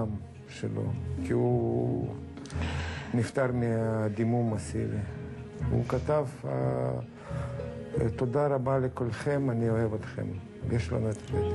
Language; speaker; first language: Hebrew; non-native, fluent; Russian